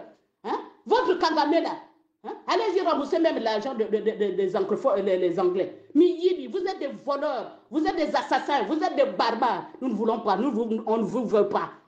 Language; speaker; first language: French; non-native, local second language; Lingala